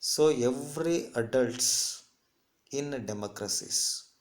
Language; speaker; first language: English; non-native, local second language; Kannada